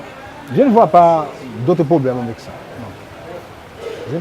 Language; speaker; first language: French; non-native, local second language; Haitian Creole